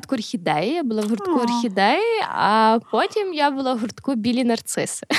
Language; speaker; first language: Ukrainian; native; Ukrainian